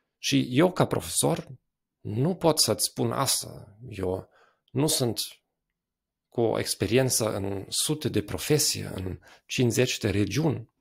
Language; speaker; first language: Romanian; non-native, fluent; German